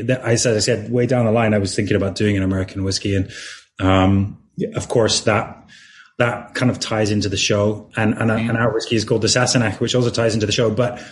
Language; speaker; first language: English; native; English